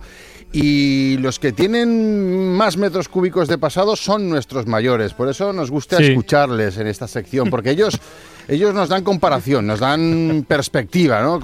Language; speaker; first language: Spanish; native; Spanish